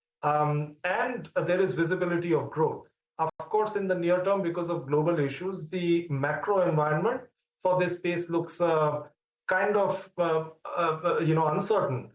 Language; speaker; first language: English; non-native, local second language; Hindi